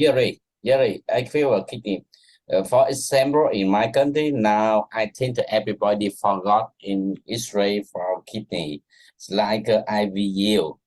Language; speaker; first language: English; non-native, learner; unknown